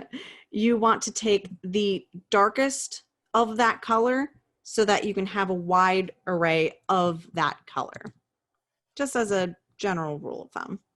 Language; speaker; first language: English; native; English